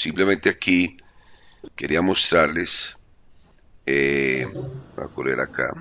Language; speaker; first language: Spanish; native; Spanish